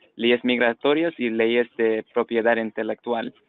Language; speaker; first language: Spanish; non-native, fluent; English